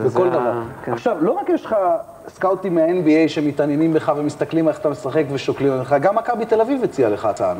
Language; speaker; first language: Hebrew; native; Hebrew